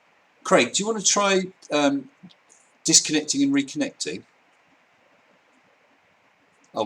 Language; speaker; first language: English; native; English